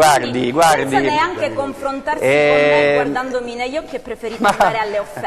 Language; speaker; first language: Italian; native; Italian